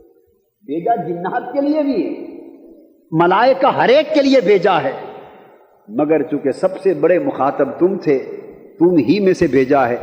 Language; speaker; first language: Urdu; native; Urdu